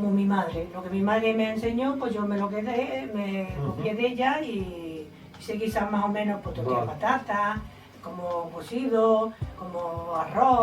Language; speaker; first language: Spanish; native; Spanish